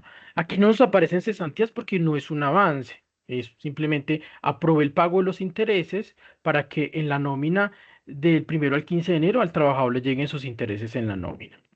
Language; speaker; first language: Spanish; native; Spanish